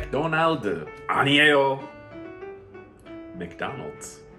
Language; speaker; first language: Korean; non-native, learner; English